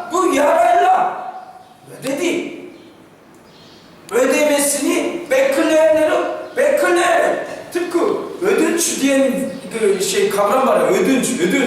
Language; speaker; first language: Turkish; non-native, fluent; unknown